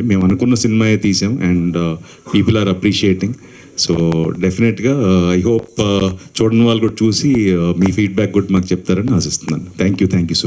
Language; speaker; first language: Telugu; native; Telugu